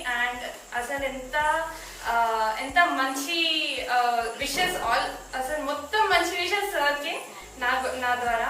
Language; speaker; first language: Telugu; non-native, learner; Bangla